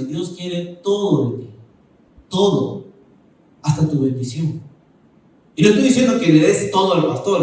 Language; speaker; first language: Spanish; native; Spanish